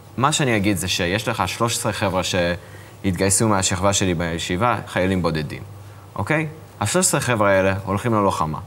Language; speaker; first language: Hebrew; non-native, fluent; English